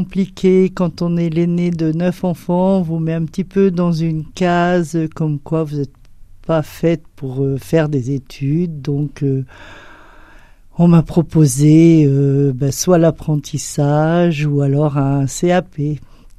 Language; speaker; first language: French; native; French